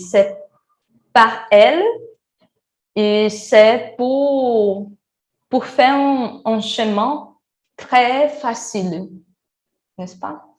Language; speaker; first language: French; non-native, learner; Portuguese